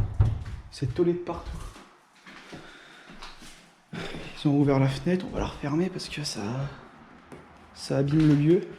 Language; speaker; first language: French; native; French